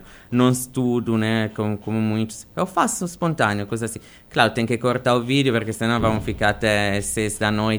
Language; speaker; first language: Portuguese; non-native, fluent; Italian